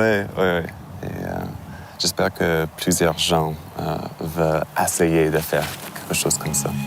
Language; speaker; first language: French; non-native, learner; English